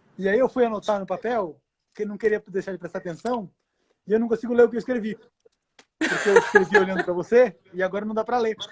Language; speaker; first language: Portuguese; native; Portuguese